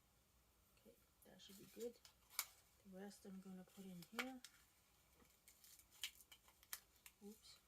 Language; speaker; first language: English; native; English